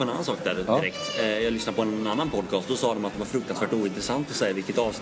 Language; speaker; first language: Swedish; native; Swedish